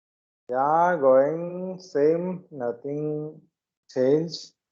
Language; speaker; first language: English; non-native, learner; Malayalam